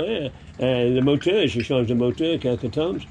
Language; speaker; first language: French; non-native, learner; English